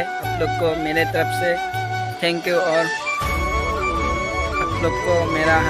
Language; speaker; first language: Hindi; non-native, local second language; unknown